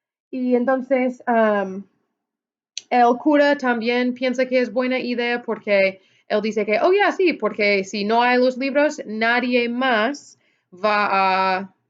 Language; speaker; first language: Spanish; non-native, fluent; English